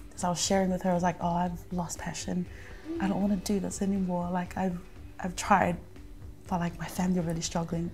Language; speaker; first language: English; early bilingual, other home language; Samoan